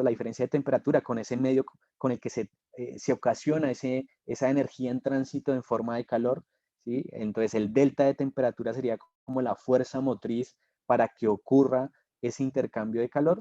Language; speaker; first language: Spanish; native; Spanish